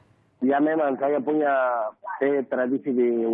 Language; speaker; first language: Indonesian; non-native, learner; Spanish